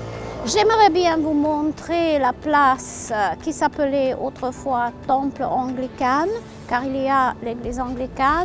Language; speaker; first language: French; non-native, fluent; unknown